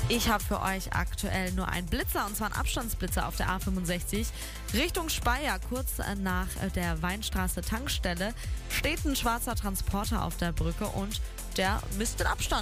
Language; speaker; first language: German; native; German